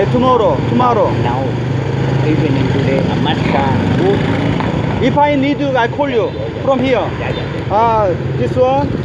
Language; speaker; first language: English; non-native, learner; Korean